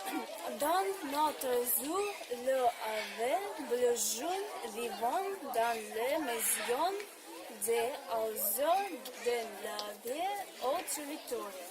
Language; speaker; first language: French; non-native, learner; Russian